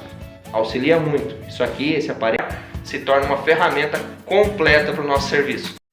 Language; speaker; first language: Portuguese; native; Portuguese